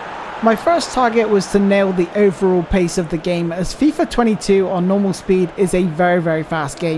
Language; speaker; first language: English; native; English